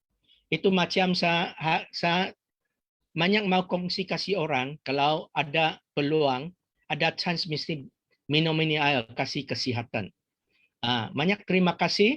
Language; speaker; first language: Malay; non-native, local second language; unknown